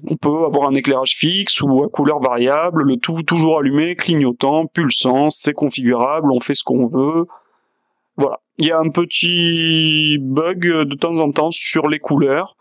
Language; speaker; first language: French; native; French